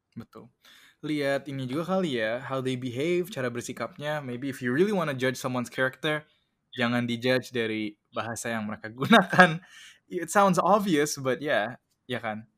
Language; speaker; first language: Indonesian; early bilingual, heritage; Indonesian